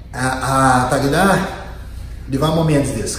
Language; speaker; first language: Russian; non-native, learner; Portuguese